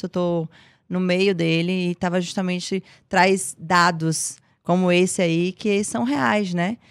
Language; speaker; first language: Portuguese; native; Portuguese